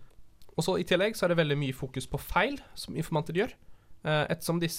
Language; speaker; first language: Norwegian; native; Norwegian